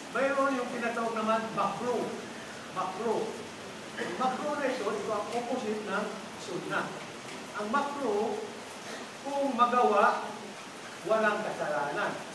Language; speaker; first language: Filipino; non-native, local second language; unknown